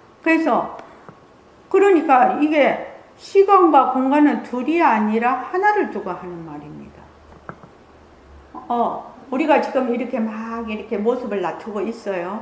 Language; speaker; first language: Korean; native; Korean